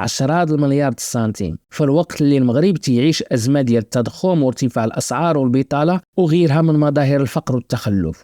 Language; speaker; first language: Arabic; native; Arabic